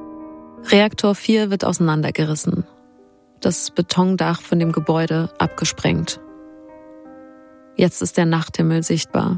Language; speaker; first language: German; native; German